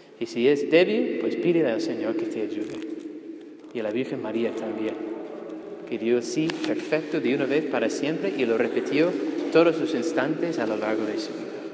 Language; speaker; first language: Spanish; non-native, fluent; English